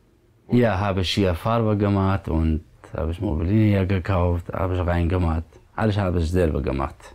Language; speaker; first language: German; non-native, learner; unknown